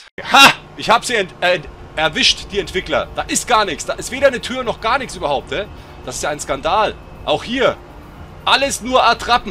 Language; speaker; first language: German; native; German